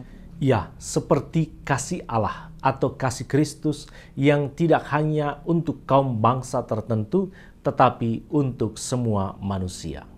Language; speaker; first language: Indonesian; native; Indonesian